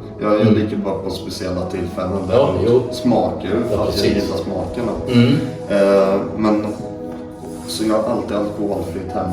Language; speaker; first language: Swedish; native; Swedish